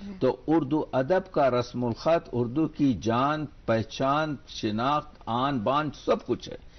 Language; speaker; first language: Urdu; native; Urdu